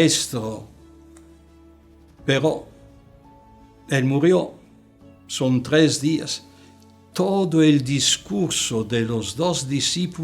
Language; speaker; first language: Spanish; non-native, fluent; Italian